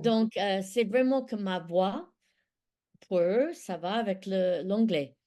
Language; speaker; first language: French; non-native, fluent; English